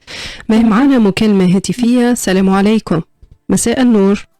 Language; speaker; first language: Arabic; native; Arabic